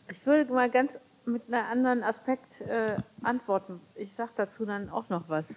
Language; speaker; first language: German; native; German